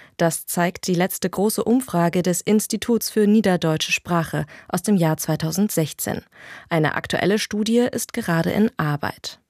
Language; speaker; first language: German; native; German